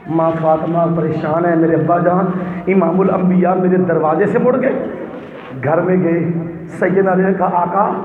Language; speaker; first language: Urdu; non-native, local second language; Punjabi